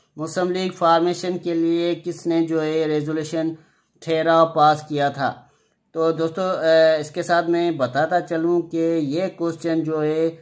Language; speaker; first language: Urdu; non-native, local second language; Sindhi